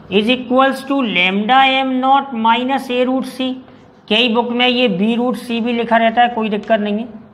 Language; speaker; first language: Hindi; native; Hindi